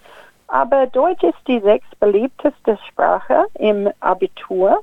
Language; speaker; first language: German; non-native, fluent; English